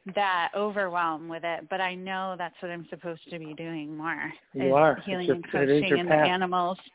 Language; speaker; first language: English; native; English